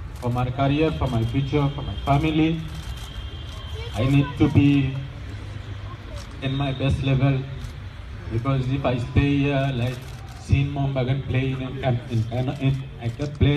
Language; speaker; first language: English; non-native, learner; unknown